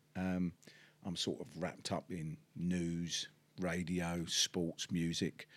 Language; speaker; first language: English; native; English